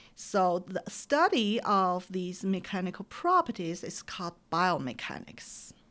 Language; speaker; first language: English; non-native, fluent; Chinese